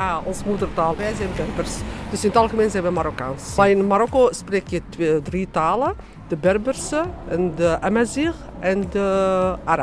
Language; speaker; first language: Dutch; non-native, fluent; Berber languages